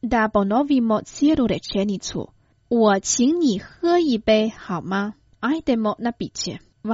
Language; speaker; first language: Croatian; non-native, fluent; Chinese